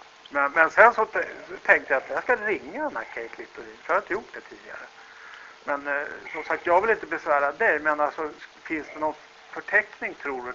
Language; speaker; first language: Swedish; native; Swedish